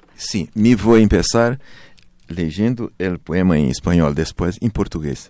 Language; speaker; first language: Spanish; non-native, learner; Portuguese